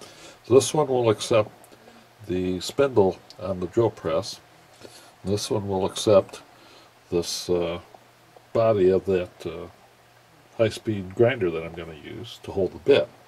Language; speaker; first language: English; native; English